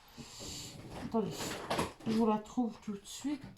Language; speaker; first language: French; native; French